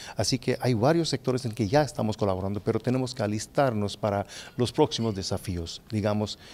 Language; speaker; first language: Spanish; non-native, fluent; Hindi